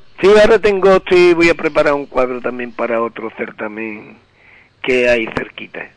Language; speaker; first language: Spanish; native; Spanish